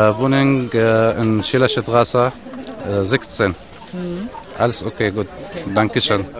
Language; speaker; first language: German; non-native, learner; Arabic